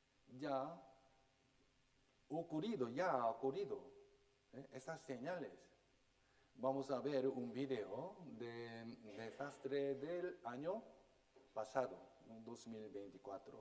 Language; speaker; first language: Spanish; non-native, fluent; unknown